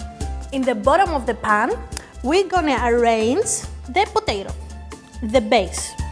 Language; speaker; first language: English; non-native, fluent; Greek